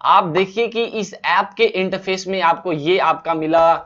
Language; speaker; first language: Hindi; native; Hindi